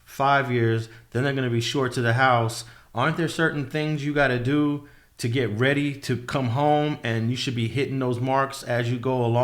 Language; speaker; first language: English; native; English